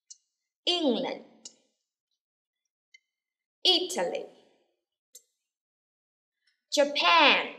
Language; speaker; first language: English; non-native, fluent; Vietnamese